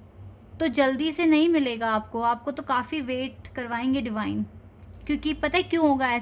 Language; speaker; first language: Hindi; native; Hindi